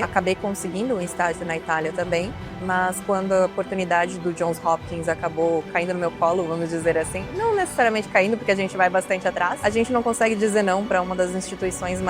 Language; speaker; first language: Portuguese; native; Portuguese